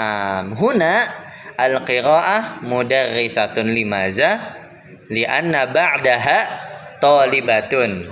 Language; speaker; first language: Arabic; non-native, fluent; Indonesian